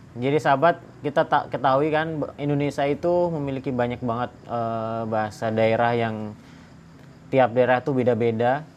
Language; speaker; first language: Indonesian; native; Indonesian